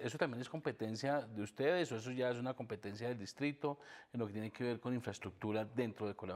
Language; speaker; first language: Spanish; native; Spanish